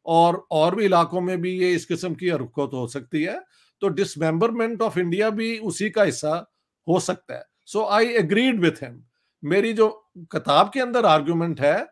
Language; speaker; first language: Urdu; non-native, local second language; Punjabi